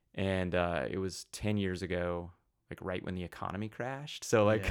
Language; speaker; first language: English; native; English